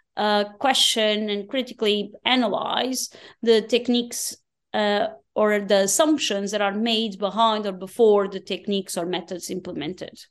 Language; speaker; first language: English; non-native, fluent; Portuguese